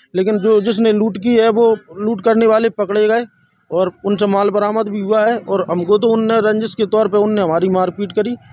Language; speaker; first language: Hindi; native; Hindi